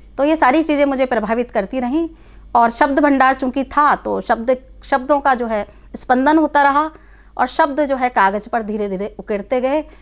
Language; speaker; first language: Hindi; non-native, local second language; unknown